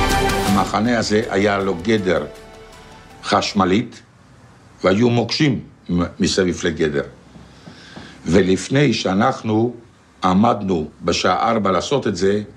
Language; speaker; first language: Hebrew; non-native, fluent; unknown